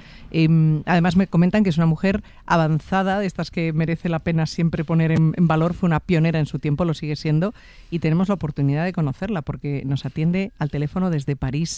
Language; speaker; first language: Spanish; native; Spanish